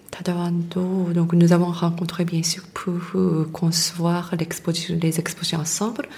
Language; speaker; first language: French; non-native, fluent; Japanese